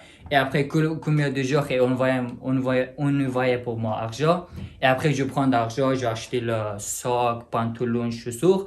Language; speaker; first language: French; non-native, learner; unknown